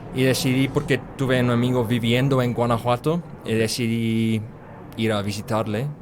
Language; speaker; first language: Spanish; non-native, fluent; English